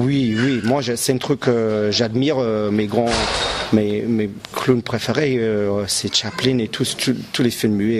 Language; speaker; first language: French; non-native, local second language; English